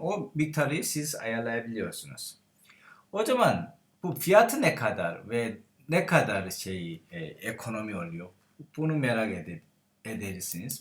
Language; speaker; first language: Turkish; non-native, learner; Korean